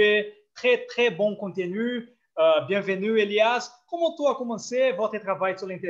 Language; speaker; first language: French; non-native, fluent; Portuguese